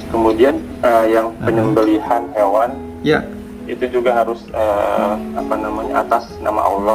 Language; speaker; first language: Indonesian; native; Indonesian